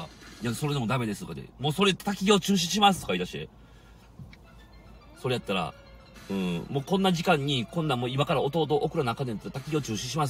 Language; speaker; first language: Japanese; native; Japanese